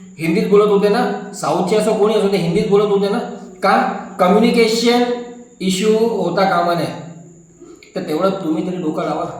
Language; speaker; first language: Marathi; non-native, local second language; Hindi